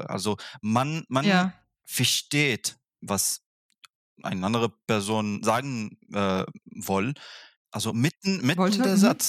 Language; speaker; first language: German; non-native, fluent; Arabic